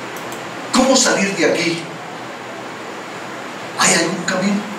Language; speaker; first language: Spanish; native; Spanish